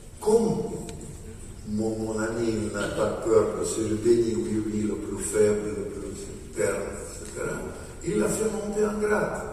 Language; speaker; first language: French; non-native, fluent; Russian